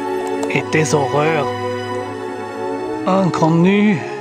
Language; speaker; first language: French; non-native, learner; English